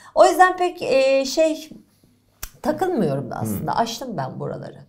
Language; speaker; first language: Turkish; native; Turkish